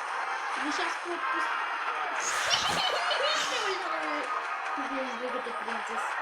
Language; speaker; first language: Bulgarian; native; Bulgarian